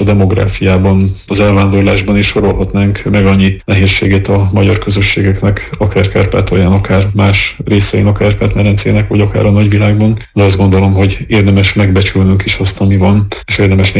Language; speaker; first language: Hungarian; native; Hungarian